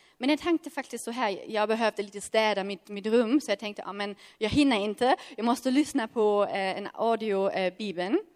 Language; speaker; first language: Swedish; non-native, fluent; German